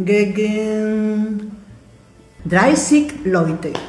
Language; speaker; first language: German; non-native, learner; Spanish